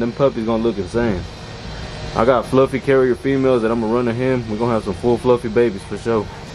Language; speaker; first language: English; early bilingual, other home language; Spanish